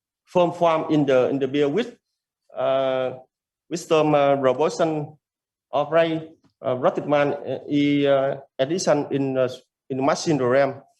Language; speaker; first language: English; non-native, learner; Vietnamese